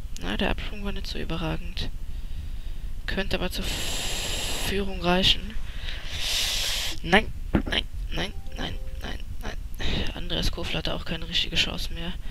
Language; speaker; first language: German; native; German